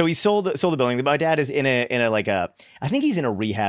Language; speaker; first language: English; native; English